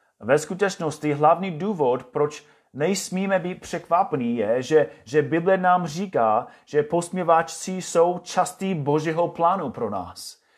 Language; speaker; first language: Czech; non-native, fluent; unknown